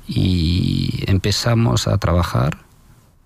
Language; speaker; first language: Spanish; non-native, fluent; French